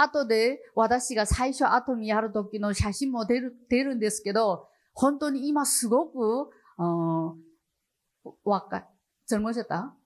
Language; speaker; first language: Japanese; non-native, learner; Chinese